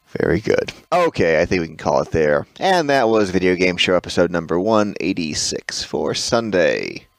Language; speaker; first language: English; native; English